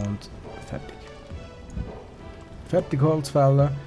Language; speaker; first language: German; native; German